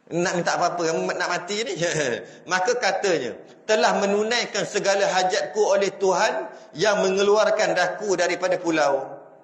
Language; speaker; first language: Malay; native; Malay